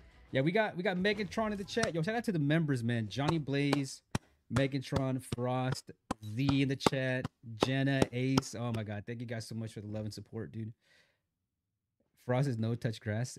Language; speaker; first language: English; native; English